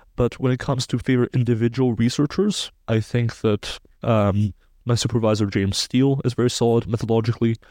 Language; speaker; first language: English; non-native, fluent; German